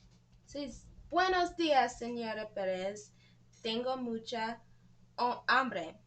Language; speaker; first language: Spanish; non-native, learner; English